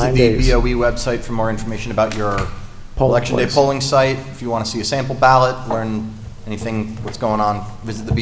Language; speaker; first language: English; native; English